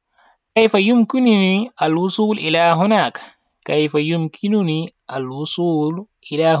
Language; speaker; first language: Arabic; non-native, fluent; Wolof